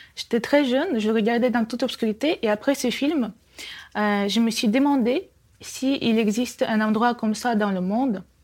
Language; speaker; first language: French; non-native, fluent; Russian